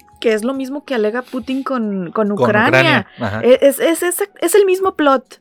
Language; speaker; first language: Spanish; native; Spanish